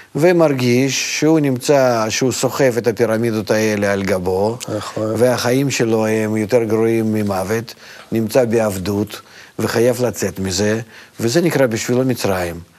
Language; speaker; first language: Hebrew; non-native, fluent; Russian